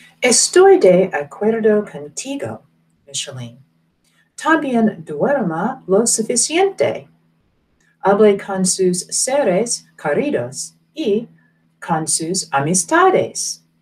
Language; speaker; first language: Spanish; non-native, fluent; English